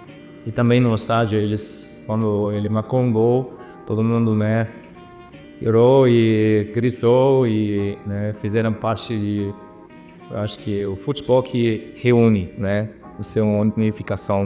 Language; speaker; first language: Portuguese; non-native, fluent; German